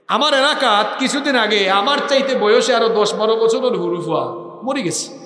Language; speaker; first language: Bangla; non-native, local second language; Sylheti